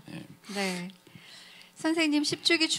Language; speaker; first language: Korean; native; Korean